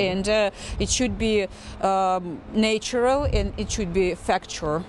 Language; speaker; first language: English; non-native, fluent; Russian